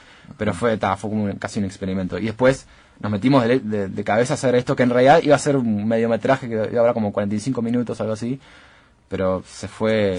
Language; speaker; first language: Spanish; native; Spanish